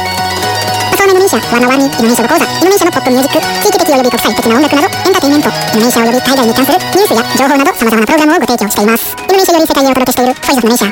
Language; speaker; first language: Japanese; non-native, fluent; Indonesian